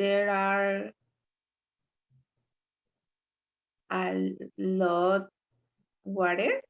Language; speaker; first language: English; non-native, learner; Spanish